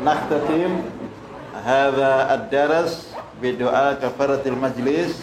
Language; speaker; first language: Arabic; non-native, fluent; Indonesian